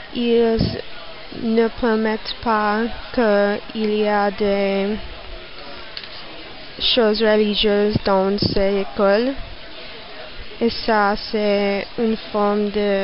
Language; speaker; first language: French; non-native, learner; English